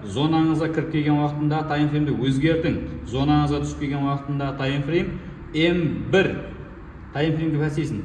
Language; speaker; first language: Uzbek; non-native, local second language; Kara-Kalpak